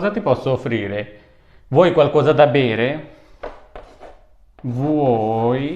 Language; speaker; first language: Italian; non-native, learner; Urdu